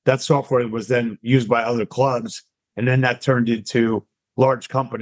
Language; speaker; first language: English; native; English